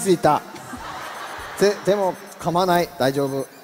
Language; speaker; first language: Japanese; non-native, fluent; Korean